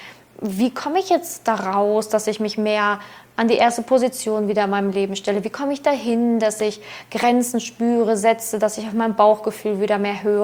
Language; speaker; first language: German; native; German